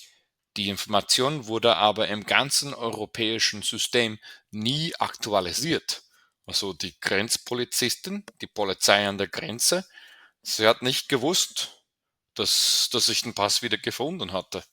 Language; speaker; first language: German; non-native, fluent; English